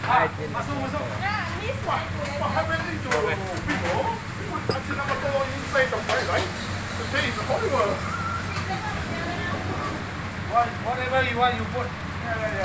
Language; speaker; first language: English; non-native, learner; Burmese